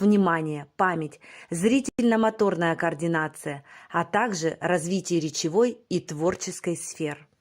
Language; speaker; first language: Russian; native; Russian